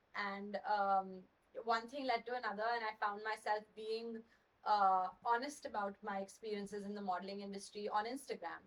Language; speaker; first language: English; non-native, local second language; Hindi